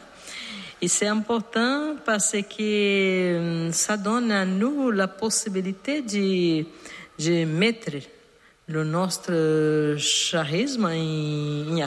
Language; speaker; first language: French; non-native, learner; Portuguese